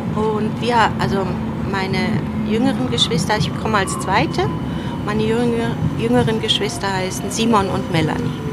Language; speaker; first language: German; early bilingual, other home language; Turoyo